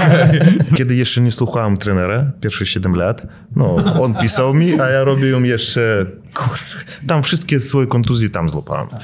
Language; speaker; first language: Polish; non-native, fluent; Russian